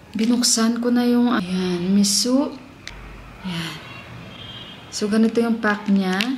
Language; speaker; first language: Filipino; native; Filipino